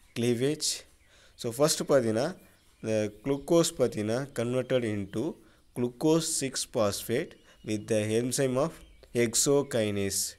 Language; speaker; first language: English; non-native, local second language; Tamil